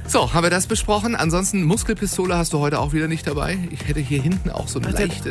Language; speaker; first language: German; native; German